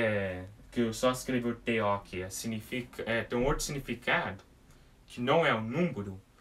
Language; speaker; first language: Portuguese; early bilingual, heritage; English